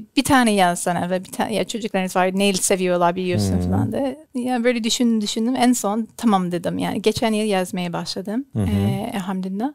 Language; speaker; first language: Turkish; non-native, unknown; English